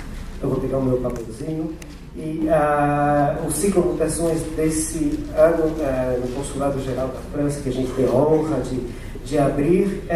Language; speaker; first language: Portuguese; non-native, fluent; French